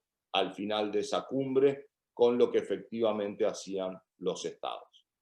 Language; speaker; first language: Spanish; native; Spanish